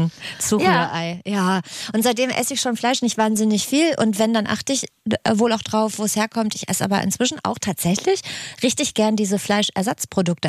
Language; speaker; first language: German; native; German